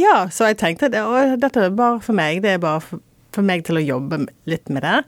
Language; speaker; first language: Norwegian; non-native, fluent; English